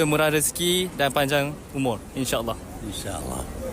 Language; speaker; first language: Malay; native; Malay